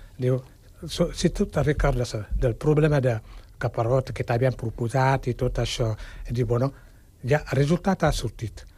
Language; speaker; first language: Catalan; non-native, fluent; Wolof